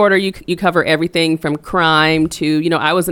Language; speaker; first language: English; native; English